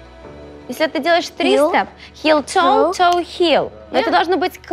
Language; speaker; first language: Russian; native; Russian